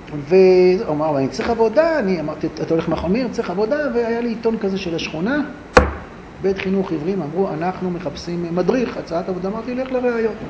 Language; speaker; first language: Hebrew; native; Hebrew